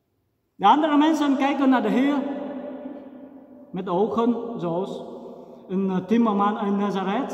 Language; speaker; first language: Dutch; non-native, fluent; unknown